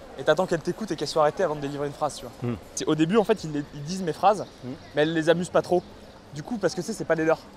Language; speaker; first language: French; native; French